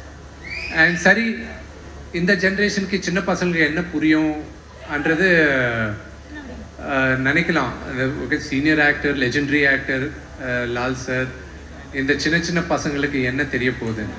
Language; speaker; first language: Tamil; non-native, local second language; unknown